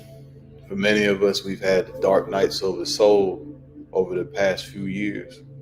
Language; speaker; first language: English; native; English